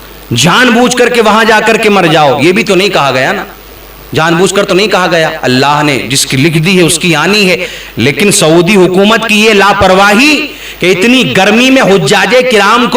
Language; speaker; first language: Urdu; native; Urdu